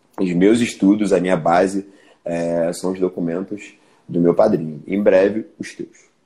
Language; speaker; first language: Portuguese; early bilingual, other home language; Spanish